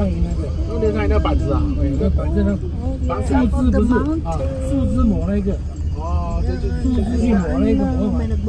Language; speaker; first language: Chinese; native; Chinese